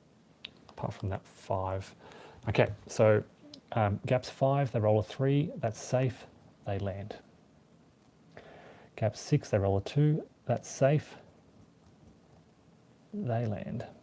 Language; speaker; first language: English; native; English